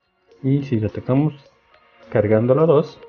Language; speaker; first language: Spanish; native; Spanish